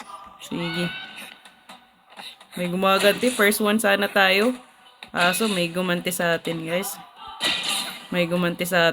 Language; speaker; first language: Filipino; native; Filipino